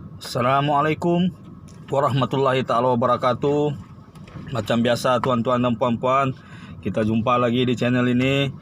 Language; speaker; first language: Malay; native; Malay